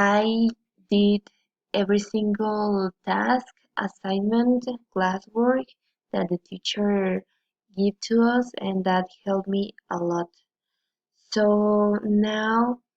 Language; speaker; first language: English; non-native, learner; Spanish